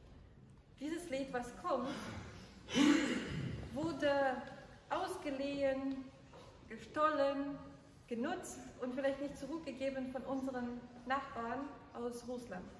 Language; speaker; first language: German; non-native, fluent; Ukrainian